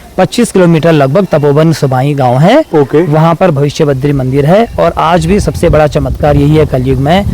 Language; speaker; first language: Hindi; native; Hindi